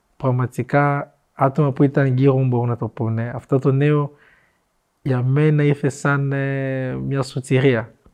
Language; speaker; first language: Greek; non-native, fluent; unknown